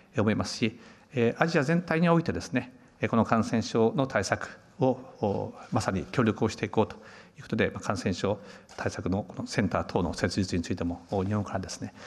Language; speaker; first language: Japanese; native; Japanese